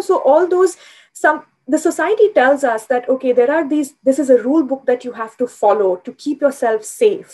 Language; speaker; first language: English; non-native, local second language; Hindi